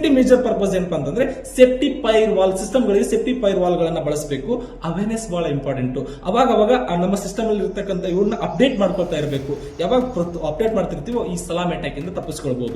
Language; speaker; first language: Kannada; native; Kannada